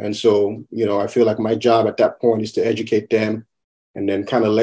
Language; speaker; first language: English; non-native, local second language; Yoruba